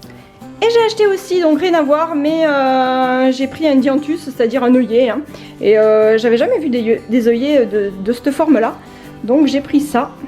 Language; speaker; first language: French; native; French